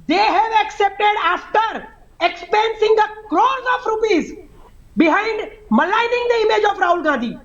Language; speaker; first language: English; non-native, local second language; Gujarati